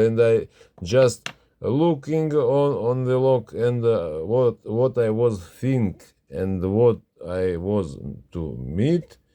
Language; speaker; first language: English; non-native, learner; Russian